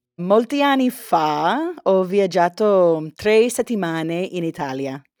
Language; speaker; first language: Italian; non-native, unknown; English